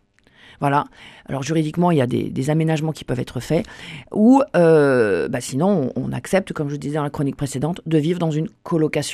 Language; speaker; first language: French; native; French